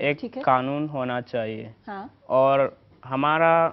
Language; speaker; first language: Hindi; non-native, learner; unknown